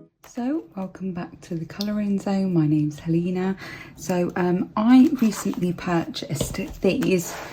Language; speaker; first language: English; native; English